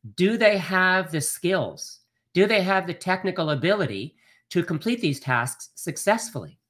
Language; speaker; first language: English; native; English